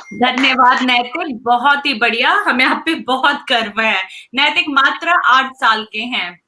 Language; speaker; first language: Hindi; native; Hindi